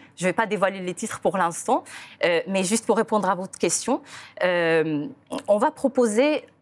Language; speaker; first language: French; non-native, local second language; Arabic